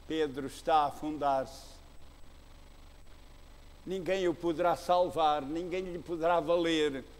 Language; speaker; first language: Portuguese; native; Portuguese